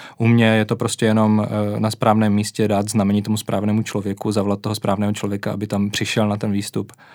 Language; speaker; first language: Czech; native; Czech